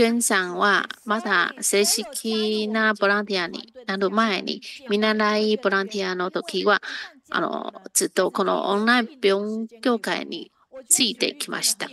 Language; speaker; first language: Japanese; non-native, fluent; Chinese